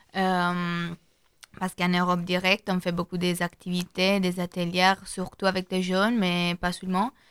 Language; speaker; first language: French; non-native, learner; Italian